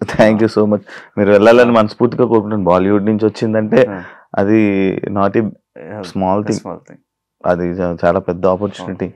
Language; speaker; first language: Telugu; native; Telugu